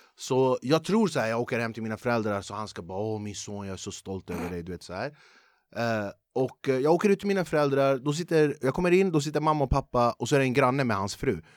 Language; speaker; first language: Swedish; early bilingual, other home language; Kurdish